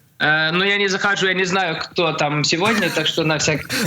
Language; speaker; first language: Russian; early bilingual, heritage; Russian